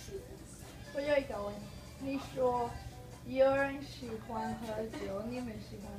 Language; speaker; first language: Chinese; non-native, learner; Spanish